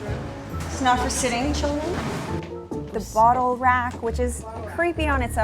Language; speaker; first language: English; native; English